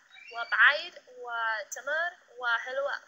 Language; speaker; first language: Arabic; non-native, learner; English